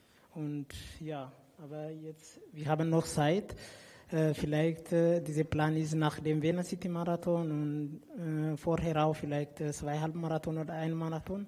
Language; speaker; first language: German; non-native, fluent; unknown